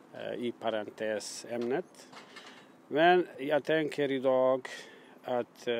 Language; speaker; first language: Swedish; non-native, learner; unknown